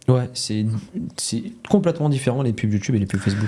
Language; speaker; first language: French; native; French